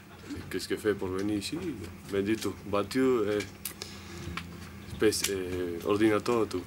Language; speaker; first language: French; non-native, learner; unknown